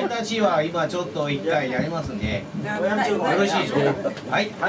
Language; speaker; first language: Japanese; non-native, fluent; Vietnamese